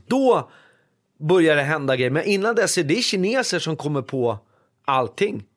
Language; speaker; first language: Swedish; native; Swedish